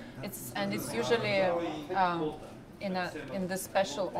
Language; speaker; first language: English; non-native, fluent; Lithuanian